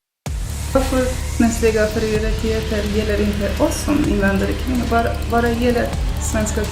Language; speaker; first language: Swedish; non-native, fluent; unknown